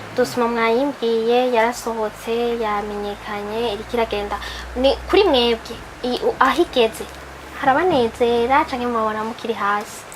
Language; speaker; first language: Rundi; native; Rundi